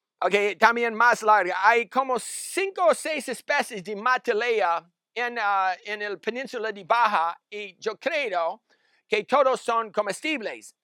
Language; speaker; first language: Spanish; non-native, learner; English